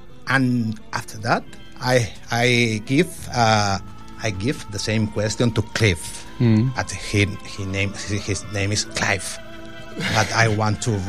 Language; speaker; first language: English; non-native, learner; Spanish